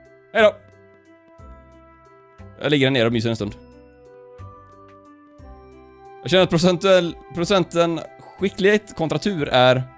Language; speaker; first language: Swedish; native; Swedish